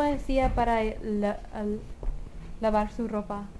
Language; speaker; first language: Spanish; early bilingual, heritage; Spanish